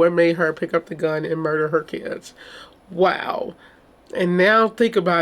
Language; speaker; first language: English; native; English